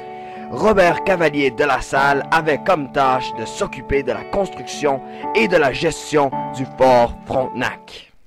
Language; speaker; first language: French; native; French